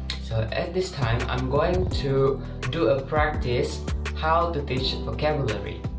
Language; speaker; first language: English; non-native, learner; Indonesian